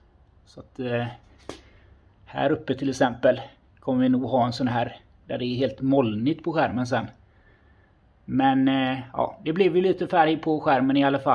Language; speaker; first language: Swedish; native; Swedish